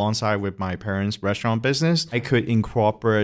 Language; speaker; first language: English; non-native, local second language; Cantonese